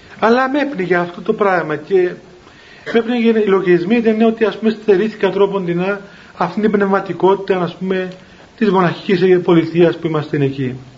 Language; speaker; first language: Greek; native; Greek